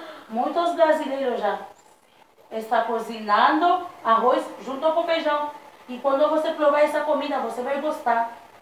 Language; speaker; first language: Portuguese; non-native, learner; Haitian Creole